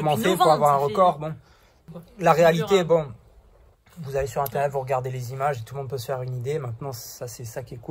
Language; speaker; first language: French; native; French